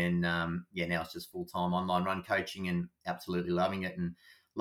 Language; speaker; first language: English; native; English